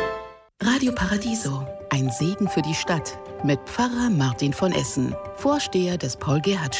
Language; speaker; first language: German; native; German